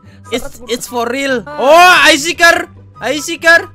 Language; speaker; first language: English; non-native, learner; Indonesian